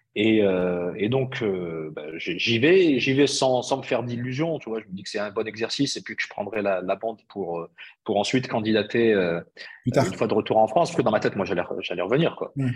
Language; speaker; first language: French; early bilingual, other home language; Arabic